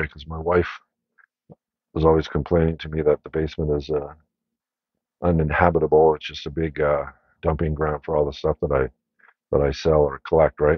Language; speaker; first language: English; native; English